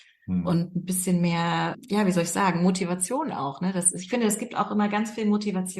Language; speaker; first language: German; native; German